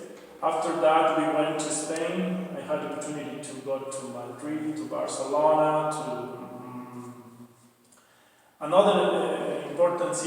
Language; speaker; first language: English; non-native, learner; Spanish